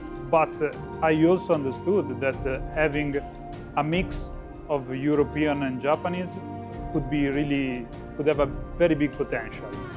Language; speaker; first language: English; non-native, fluent; Italian